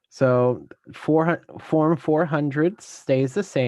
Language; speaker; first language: English; native; English